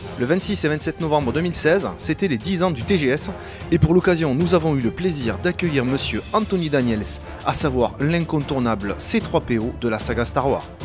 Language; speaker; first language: French; native; French